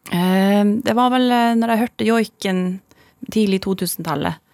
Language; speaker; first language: Norwegian; non-native, local second language; Northern Sami